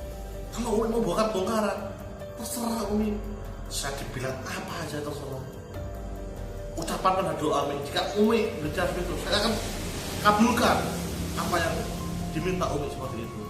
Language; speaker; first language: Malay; non-native, local second language; Javanese